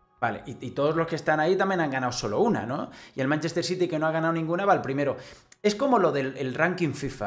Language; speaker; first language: Spanish; native; Spanish